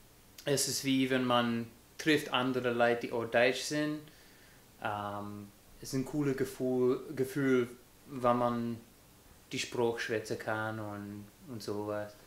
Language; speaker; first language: German; non-native, fluent; English